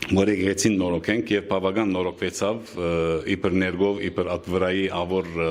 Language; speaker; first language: Armenian; native; Armenian